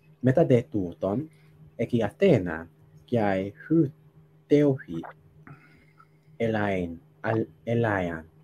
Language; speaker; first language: Greek; non-native, learner; Spanish